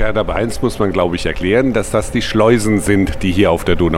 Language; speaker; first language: German; native; German